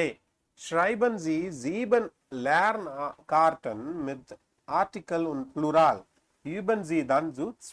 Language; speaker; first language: German; non-native, learner; Tamil